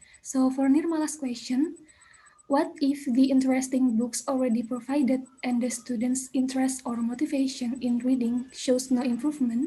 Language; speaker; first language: English; non-native, learner; Indonesian